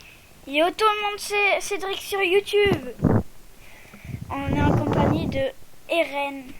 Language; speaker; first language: French; native; French